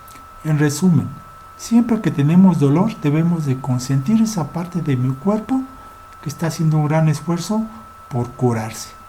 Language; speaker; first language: Spanish; native; Spanish